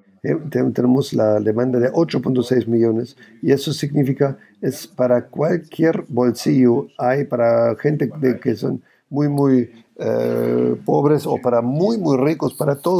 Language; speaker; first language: Spanish; non-native, fluent; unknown